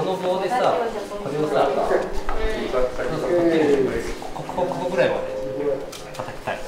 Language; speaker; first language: Japanese; native; Japanese